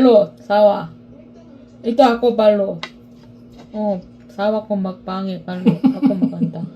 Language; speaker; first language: Filipino; non-native, learner; Korean